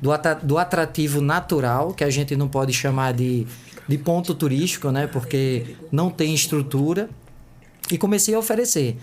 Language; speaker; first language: Portuguese; native; Portuguese